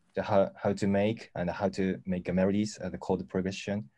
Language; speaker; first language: English; non-native, learner; Japanese